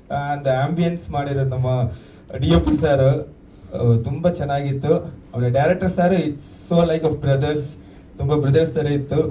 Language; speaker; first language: Kannada; non-native, learner; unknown